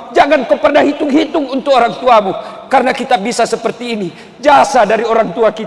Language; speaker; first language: Indonesian; non-native, local second language; Buginese